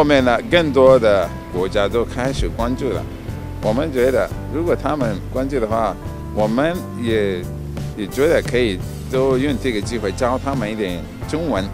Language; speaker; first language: Chinese; non-native, fluent; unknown